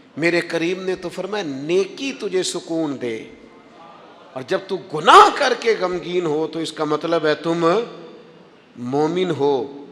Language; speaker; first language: Urdu; non-native, local second language; Punjabi